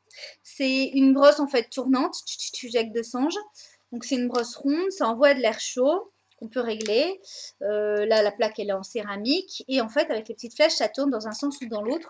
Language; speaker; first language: French; native; French